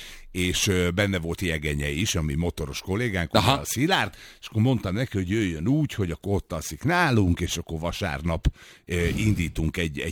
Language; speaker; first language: Hungarian; native; Hungarian